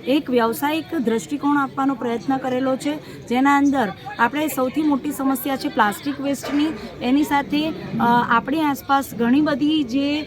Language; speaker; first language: Gujarati; native; Gujarati